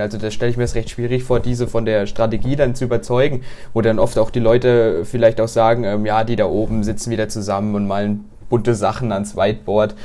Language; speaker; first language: German; native; German